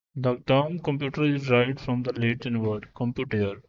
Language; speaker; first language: English; non-native, local second language; Punjabi